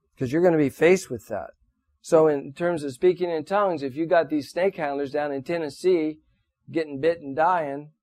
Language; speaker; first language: English; native; English